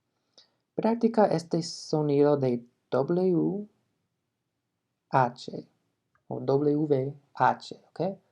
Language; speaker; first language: Spanish; non-native, fluent; English